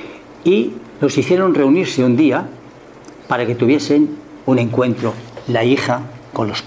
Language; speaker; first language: Spanish; native; Spanish